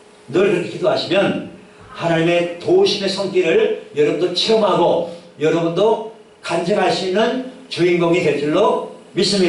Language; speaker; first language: Korean; native; Korean